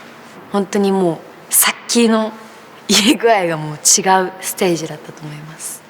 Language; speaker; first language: Japanese; native; Japanese